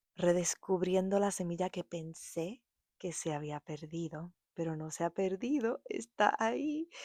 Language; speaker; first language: Spanish; early bilingual, other home language; English